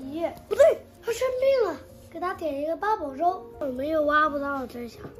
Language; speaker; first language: Chinese; native; Chinese